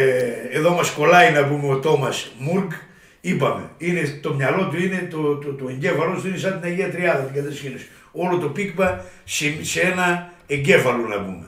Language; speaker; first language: Greek; native; Greek